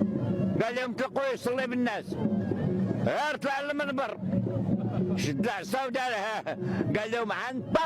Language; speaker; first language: Arabic; native; Arabic